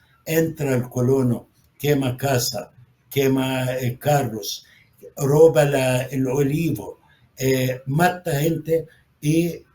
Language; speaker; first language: Spanish; non-native, fluent; Arabic